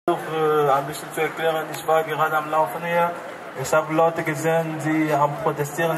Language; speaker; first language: German; non-native, learner; French